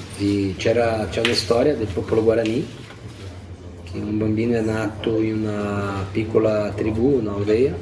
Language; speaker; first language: Italian; non-native, fluent; Portuguese